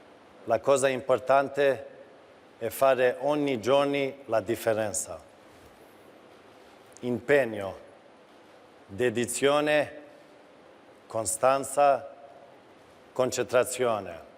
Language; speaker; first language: Italian; non-native, fluent; Swedish